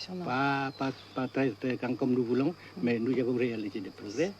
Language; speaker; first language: French; non-native, fluent; Vietnamese